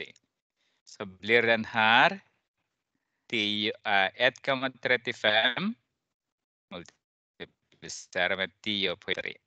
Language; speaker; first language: Swedish; non-native, fluent; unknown